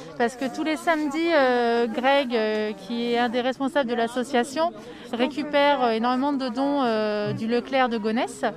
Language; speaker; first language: French; native; French